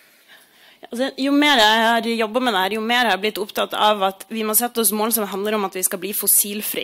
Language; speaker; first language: Norwegian; native; Norwegian